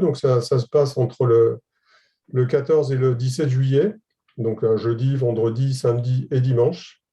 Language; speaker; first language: French; native; French